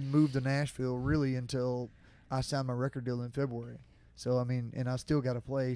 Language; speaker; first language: English; native; English